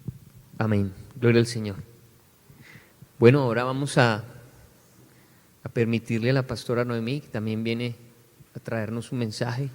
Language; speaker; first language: Spanish; native; Spanish